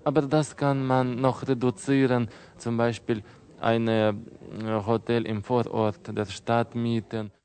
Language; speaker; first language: German; non-native, fluent; Russian